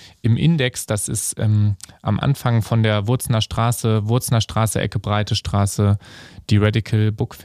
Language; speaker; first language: German; native; German